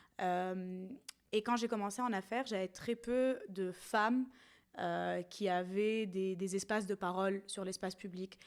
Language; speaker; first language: French; non-native, local second language; Arabic